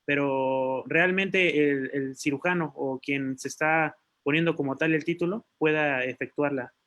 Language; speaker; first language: Spanish; native; Spanish